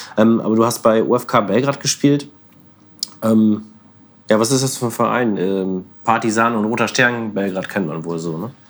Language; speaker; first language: German; native; German